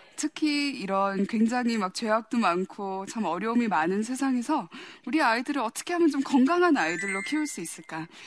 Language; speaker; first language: Korean; early bilingual, heritage; Korean